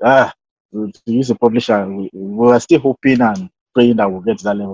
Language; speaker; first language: English; non-native, local second language; Yoruba